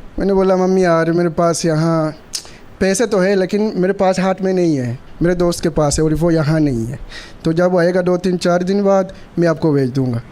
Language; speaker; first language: Hindi; non-native, fluent; Swahili